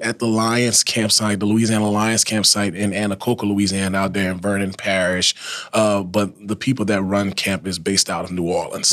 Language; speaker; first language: English; native; English